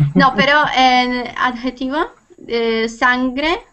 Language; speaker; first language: Spanish; non-native, learner; Lithuanian